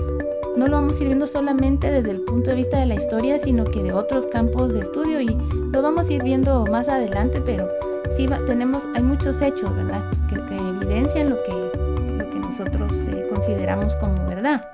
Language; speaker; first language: Spanish; native; Spanish